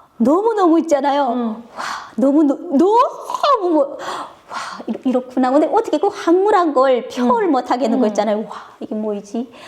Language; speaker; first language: Korean; native; Korean